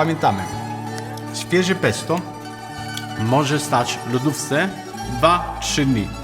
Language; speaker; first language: Polish; non-native, learner; Italian